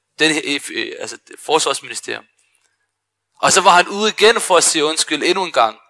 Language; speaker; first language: Danish; early bilingual, other home language; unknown